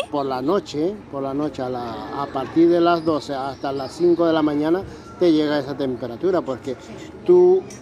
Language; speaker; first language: Spanish; native; Spanish